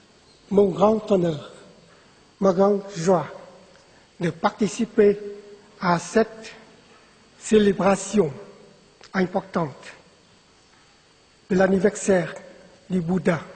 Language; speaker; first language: French; non-native, fluent; Vietnamese